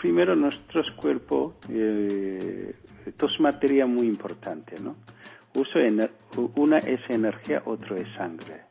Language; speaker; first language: Spanish; non-native, learner; Korean